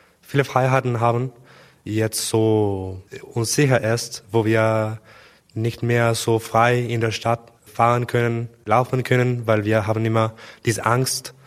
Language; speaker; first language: German; non-native, learner; Spanish